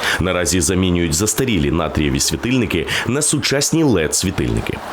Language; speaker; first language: Ukrainian; native; Ukrainian